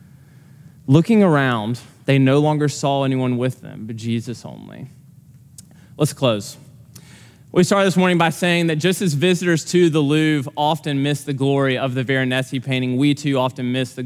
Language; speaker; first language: English; native; English